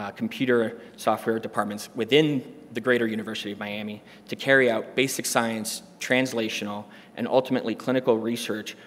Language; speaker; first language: English; native; English